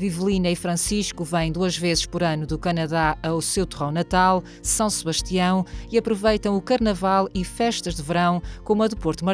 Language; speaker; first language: Portuguese; native; Portuguese